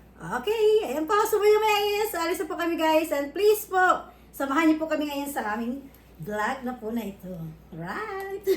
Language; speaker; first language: Filipino; non-native, local second language; Cebuano